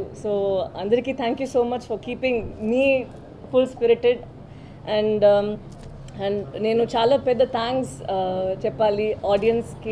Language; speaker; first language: Telugu; non-native, local second language; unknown